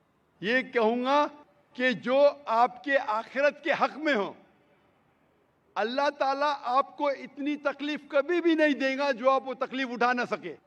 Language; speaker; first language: Hindi; native; Hindi